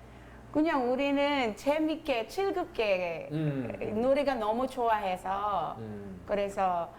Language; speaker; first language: Korean; non-native, learner; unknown